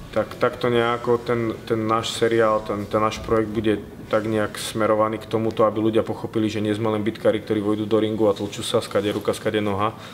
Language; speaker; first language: Slovak; native; Slovak